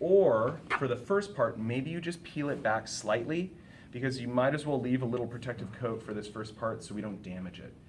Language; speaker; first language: English; native; English